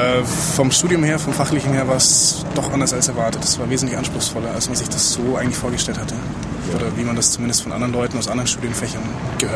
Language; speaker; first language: German; native; German